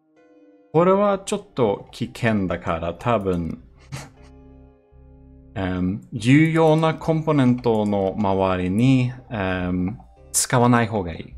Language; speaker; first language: Japanese; non-native, learner; Swedish